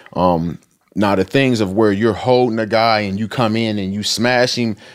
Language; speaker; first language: English; native; English